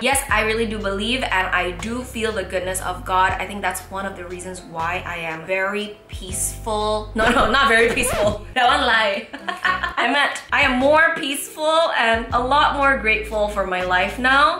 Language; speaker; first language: English; non-native, fluent; Indonesian